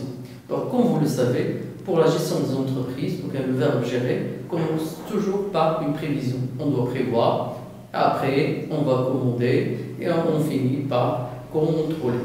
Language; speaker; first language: French; non-native, local second language; Arabic